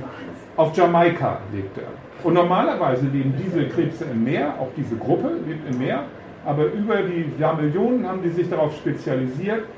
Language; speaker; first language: German; native; German